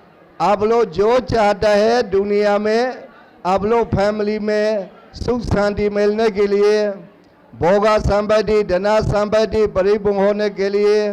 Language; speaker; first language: Hindi; non-native, learner; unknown